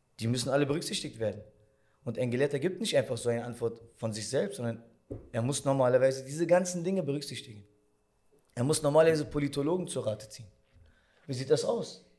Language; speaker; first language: German; early bilingual, other home language; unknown